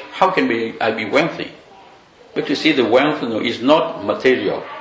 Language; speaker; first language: English; non-native, fluent; Vietnamese